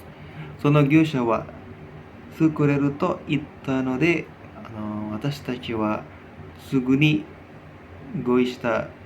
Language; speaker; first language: Japanese; non-native, learner; Indonesian